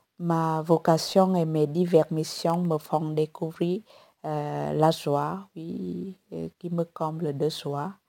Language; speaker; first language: French; non-native, fluent; Vietnamese